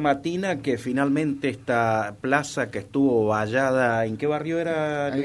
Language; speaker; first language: Spanish; native; Spanish